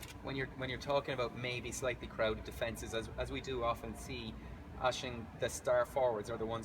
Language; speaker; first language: English; native; English